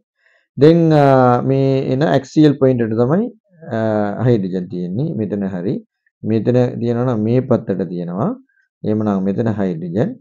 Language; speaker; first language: Sinhala; non-native, local second language; Tamil